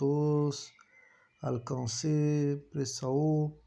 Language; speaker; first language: Portuguese; non-native, learner; French